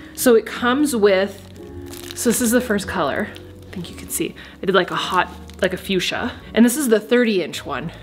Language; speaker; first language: English; native; English